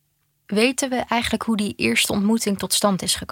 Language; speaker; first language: Dutch; native; Dutch